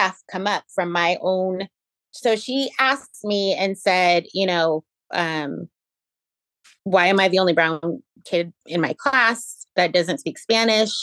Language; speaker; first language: English; native; English